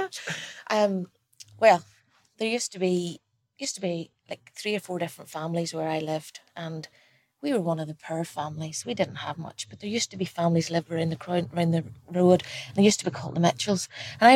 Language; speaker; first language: English; native; English